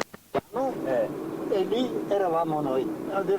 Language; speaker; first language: Italian; non-native, fluent; Slovenian